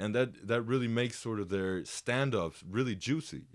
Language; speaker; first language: English; native; English